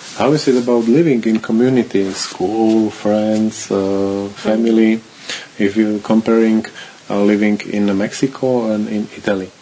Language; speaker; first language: English; non-native, learner; Slovak